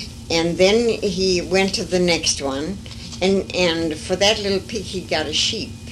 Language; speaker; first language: English; early bilingual, other home language; French